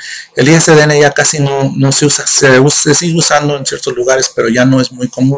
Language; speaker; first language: Spanish; native; Spanish